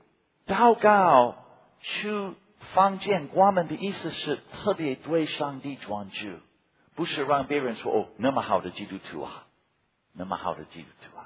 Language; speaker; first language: Chinese; non-native, fluent; English